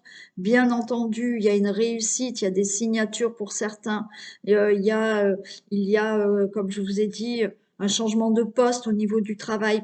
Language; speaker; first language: French; native; French